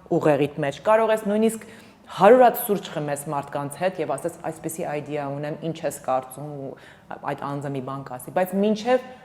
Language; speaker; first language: Armenian; early bilingual, heritage; Armenian